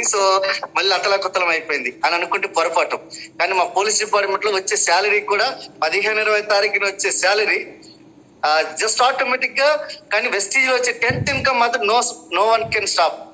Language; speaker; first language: Telugu; native; Telugu